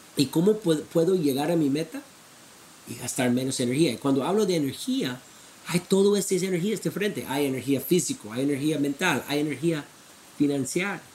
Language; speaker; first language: Spanish; non-native, fluent; English